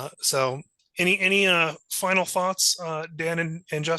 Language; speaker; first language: English; native; English